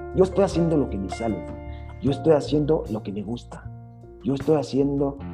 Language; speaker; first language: Spanish; non-native, fluent; Arabic